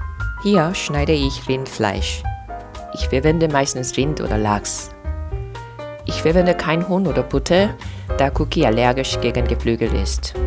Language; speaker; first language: German; non-native, fluent; Korean